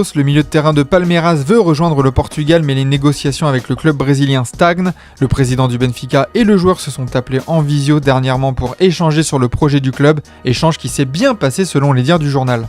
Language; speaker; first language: French; native; French